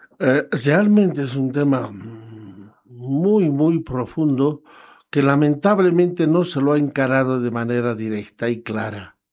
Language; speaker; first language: Spanish; non-native, local second language; Quechua